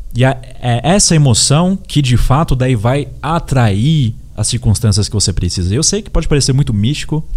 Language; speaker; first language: Portuguese; early bilingual, heritage; Portuguese